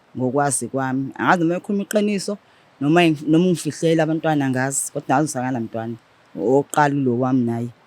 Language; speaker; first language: Zulu; native; Zulu